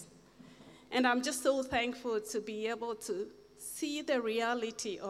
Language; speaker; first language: English; non-native, local second language; Kamba